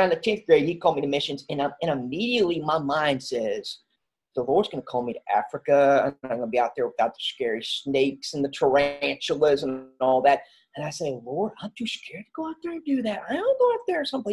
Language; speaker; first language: English; native; English